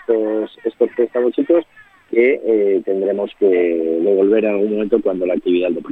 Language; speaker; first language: Spanish; native; Spanish